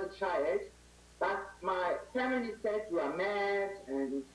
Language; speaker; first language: English; non-native, learner; German